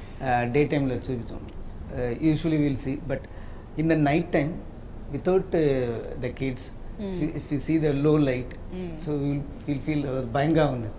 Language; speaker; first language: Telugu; non-native, learner; Tamil